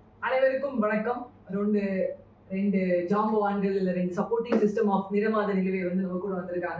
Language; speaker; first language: Tamil; native; Tamil